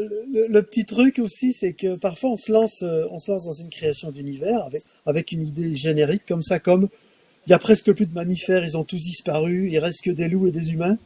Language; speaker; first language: French; native; French